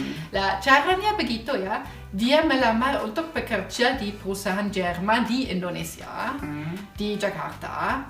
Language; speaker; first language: Indonesian; non-native, fluent; German